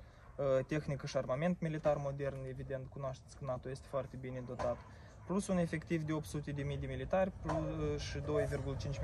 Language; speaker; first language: Romanian; native; Romanian